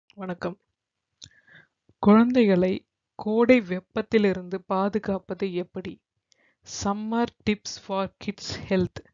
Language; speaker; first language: Tamil; native; Tamil